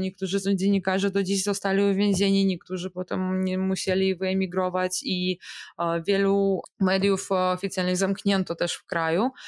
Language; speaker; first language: Polish; non-native, fluent; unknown